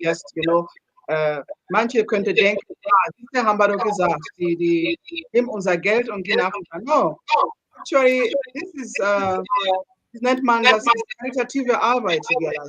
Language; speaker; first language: German; non-native, fluent; Ganda